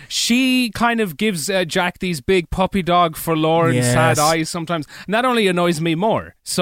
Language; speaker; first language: English; native; English